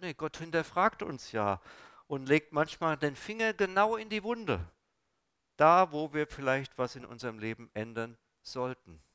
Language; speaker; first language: German; native; German